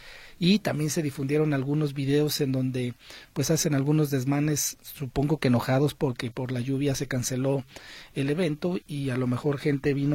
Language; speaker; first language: Spanish; native; Spanish